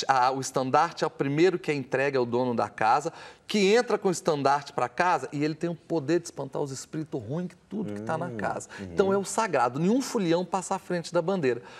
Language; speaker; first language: Portuguese; native; Portuguese